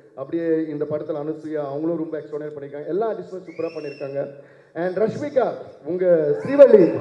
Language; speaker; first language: Tamil; non-native, local second language; Telugu